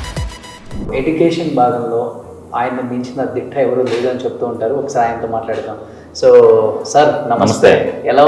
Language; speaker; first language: Telugu; native; Telugu